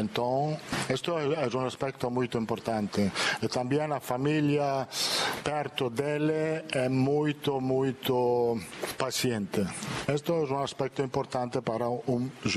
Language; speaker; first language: Portuguese; non-native, fluent; Italian